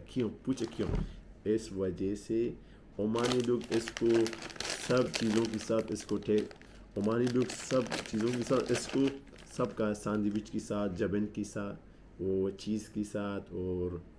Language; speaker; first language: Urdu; non-native, local second language; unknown